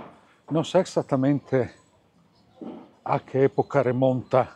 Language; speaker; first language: Spanish; non-native, fluent; Italian